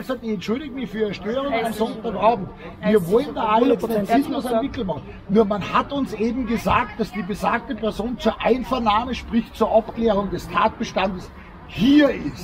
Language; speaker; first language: German; native; German